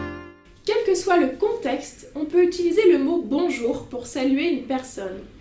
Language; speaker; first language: French; native; French